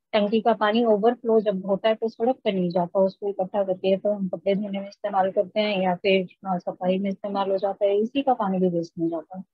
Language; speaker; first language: Hindi; native; Hindi